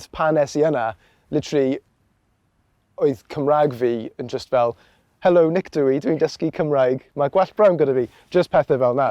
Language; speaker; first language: Welsh; non-native, local second language; English